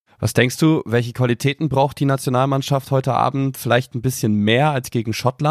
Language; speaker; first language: German; native; German